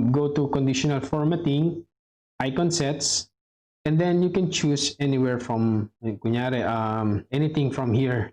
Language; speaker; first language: English; non-native, local second language; Filipino